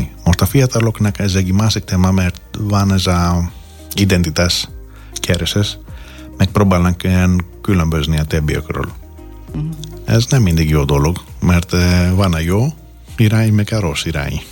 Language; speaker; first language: Hungarian; non-native, fluent; Greek